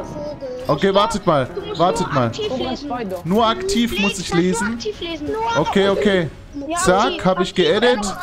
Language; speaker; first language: German; native; German